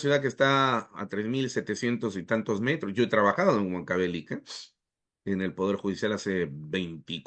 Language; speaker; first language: Spanish; native; Spanish